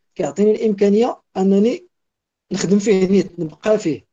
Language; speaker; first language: French; non-native, local second language; Arabic